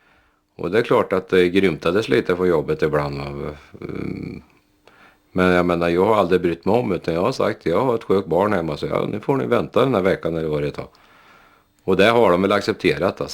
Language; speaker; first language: Swedish; native; Swedish